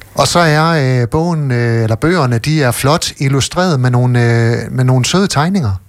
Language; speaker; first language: Danish; native; Danish